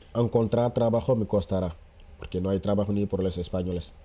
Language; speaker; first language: Spanish; non-native, fluent; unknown